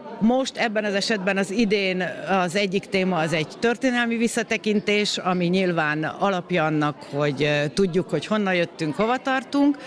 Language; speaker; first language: Hungarian; native; Hungarian